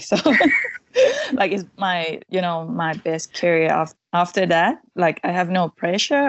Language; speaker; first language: English; non-native, fluent; Thai